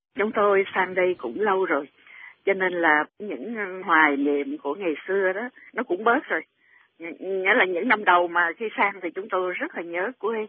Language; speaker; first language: Vietnamese; native; Vietnamese